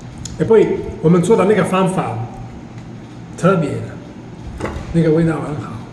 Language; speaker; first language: Chinese; non-native, fluent; Italian